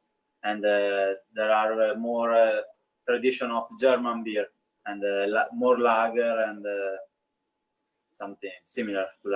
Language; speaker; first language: English; non-native, learner; Italian